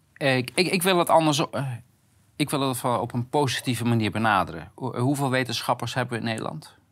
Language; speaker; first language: Dutch; native; Dutch